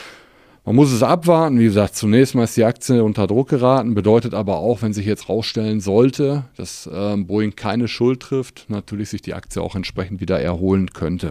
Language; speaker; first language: German; native; German